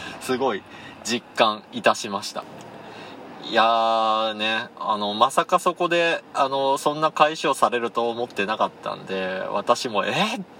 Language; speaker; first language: Japanese; native; Japanese